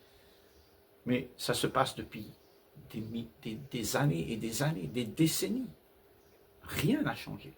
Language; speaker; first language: French; native; French